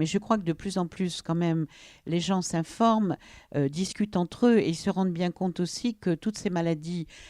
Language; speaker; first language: French; native; French